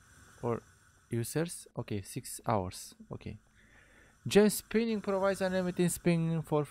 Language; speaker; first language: English; non-native, fluent; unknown